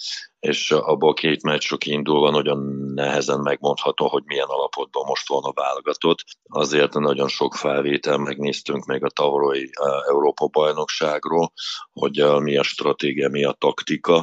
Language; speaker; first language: Hungarian; non-native, fluent; Russian